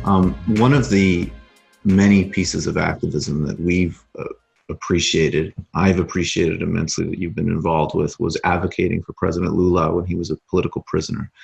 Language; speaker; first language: English; native; English